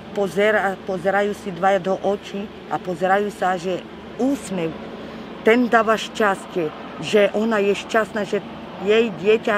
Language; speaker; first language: Slovak; non-native, local second language; Romany